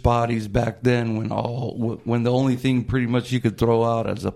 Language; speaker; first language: English; native; English